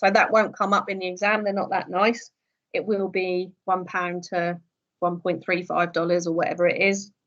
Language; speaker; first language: English; native; English